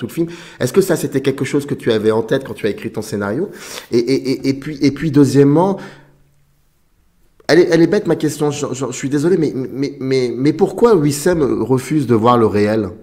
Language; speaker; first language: French; native; French